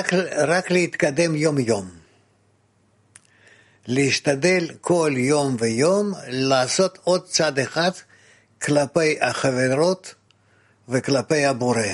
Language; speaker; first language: Hebrew; non-native, fluent; Russian